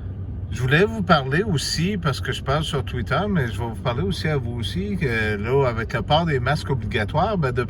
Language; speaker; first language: French; native; French